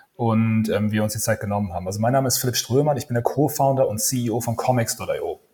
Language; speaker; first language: German; native; German